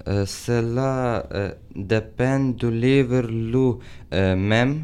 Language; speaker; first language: French; non-native, learner; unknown